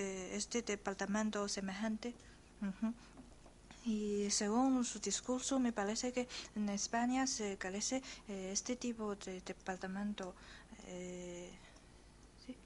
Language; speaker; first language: Spanish; non-native, fluent; Chinese